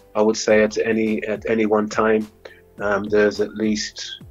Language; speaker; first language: English; native; English